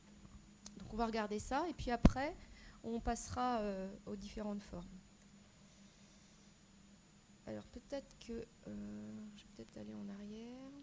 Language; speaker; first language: French; native; French